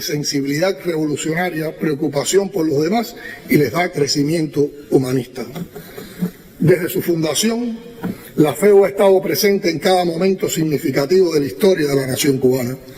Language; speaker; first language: Spanish; native; Spanish